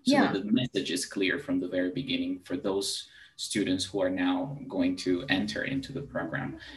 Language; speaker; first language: English; non-native, fluent; Spanish